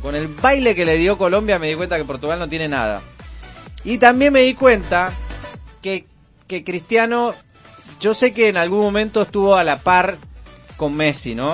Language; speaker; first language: Spanish; native; Spanish